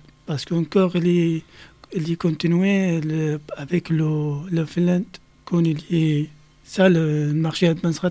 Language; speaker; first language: French; non-native, learner; Arabic